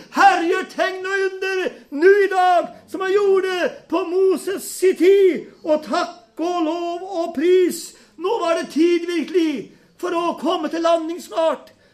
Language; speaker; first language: Norwegian; native; Norwegian